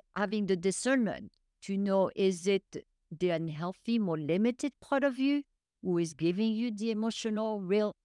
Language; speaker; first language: English; non-native, fluent; French